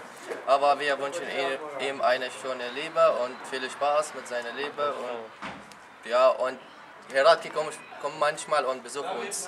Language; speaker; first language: German; non-native, learner; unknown